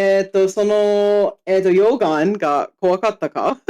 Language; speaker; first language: Japanese; non-native, fluent; English